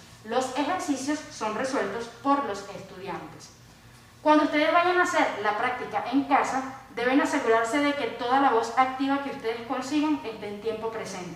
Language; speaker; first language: Spanish; native; Spanish